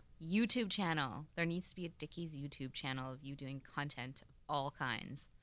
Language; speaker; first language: English; native; English